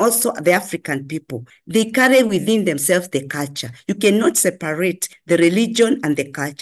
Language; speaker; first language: English; non-native, local second language; Kikuyu